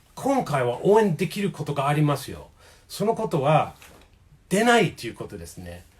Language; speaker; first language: Japanese; non-native, fluent; English